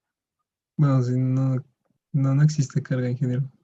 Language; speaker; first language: Spanish; native; Spanish